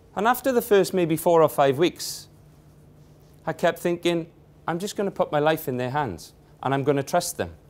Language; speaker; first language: English; native; English